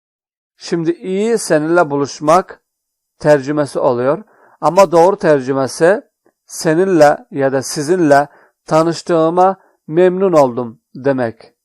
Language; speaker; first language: Turkish; non-native, fluent; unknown